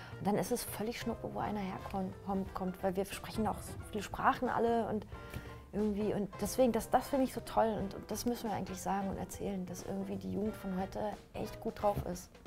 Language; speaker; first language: German; early bilingual, other home language; Persian